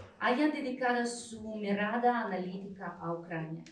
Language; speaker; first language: Spanish; non-native, fluent; Ukrainian